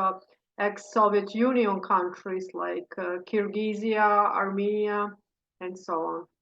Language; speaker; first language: English; non-native, fluent; Serbian